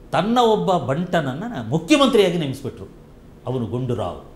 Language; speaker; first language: Kannada; non-native, local second language; Kodava